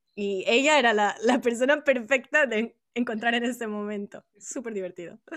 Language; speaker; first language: Spanish; non-native, fluent; Italian